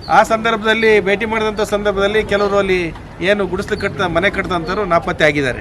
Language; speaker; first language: Kannada; native; Kannada